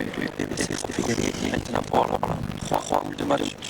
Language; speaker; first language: French; native; French